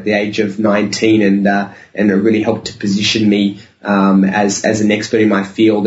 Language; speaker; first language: English; native; English